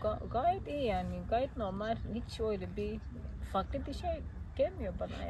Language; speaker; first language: Turkish; non-native, fluent; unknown